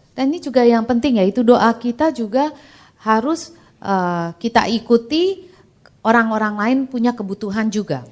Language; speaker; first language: Indonesian; native; Indonesian